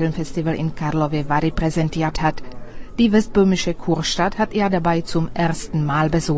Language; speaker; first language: German; non-native, fluent; Czech